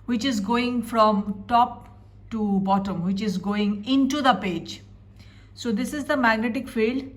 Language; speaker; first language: English; non-native, local second language; Bangla